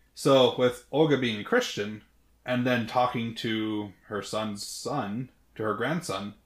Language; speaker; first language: English; native; English